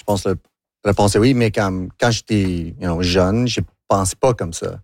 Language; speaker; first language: French; non-native, local second language; English